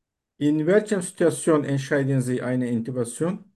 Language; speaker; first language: German; non-native, learner; Turkish